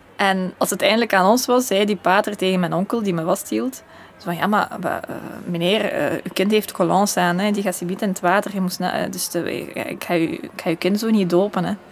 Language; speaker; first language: Dutch; early bilingual, other home language; Russian